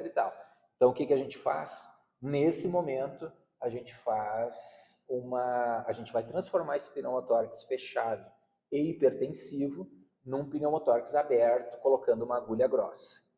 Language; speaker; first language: Portuguese; native; Portuguese